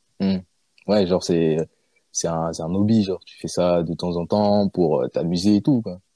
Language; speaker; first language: French; early bilingual, other home language; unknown